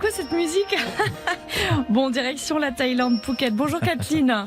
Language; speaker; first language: French; native; French